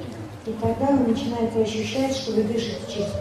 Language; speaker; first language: Russian; native; Russian